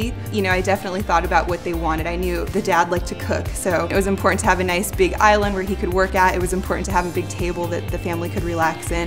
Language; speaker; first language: English; native; English